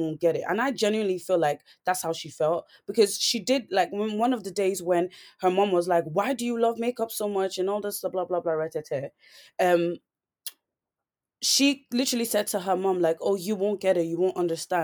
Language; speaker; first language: English; native; English